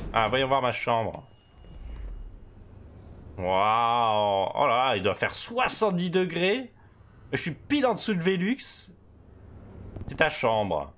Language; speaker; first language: French; native; French